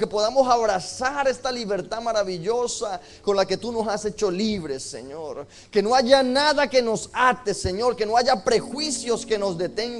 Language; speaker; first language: Spanish; native; Spanish